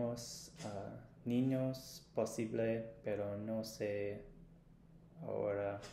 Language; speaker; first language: Spanish; non-native, learner; English